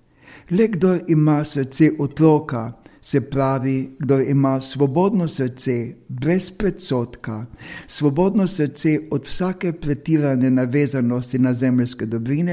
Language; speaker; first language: Slovenian; native; Slovenian